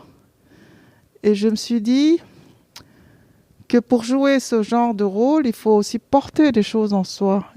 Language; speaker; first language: French; non-native, fluent; Vietnamese